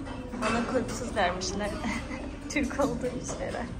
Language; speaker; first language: Korean; non-native, learner; Turkish